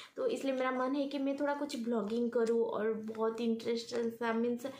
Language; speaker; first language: Hindi; non-native, local second language; Odia